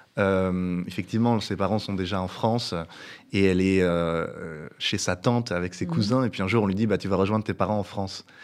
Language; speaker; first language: French; native; French